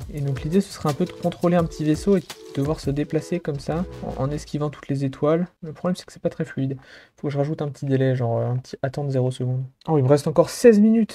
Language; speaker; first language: French; native; French